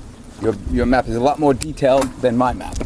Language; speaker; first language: English; native; English